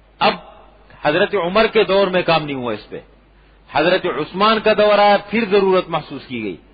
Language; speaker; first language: Urdu; non-native, local second language; Pashto